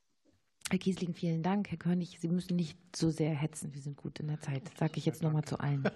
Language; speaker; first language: German; native; German